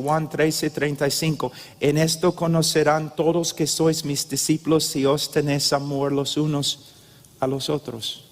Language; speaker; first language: Spanish; non-native, fluent; English